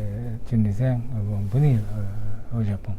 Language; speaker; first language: French; non-native, fluent; Japanese